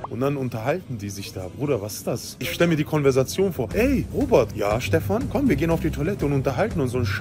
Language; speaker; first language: German; early bilingual, other home language; Turkish